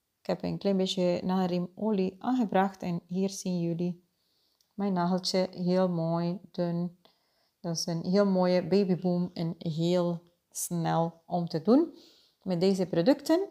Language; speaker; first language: Dutch; non-native, fluent; Spanish